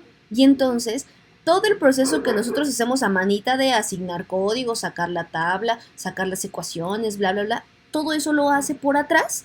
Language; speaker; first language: Spanish; native; Spanish